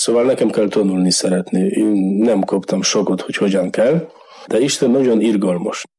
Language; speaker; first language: Hungarian; non-native, learner; Polish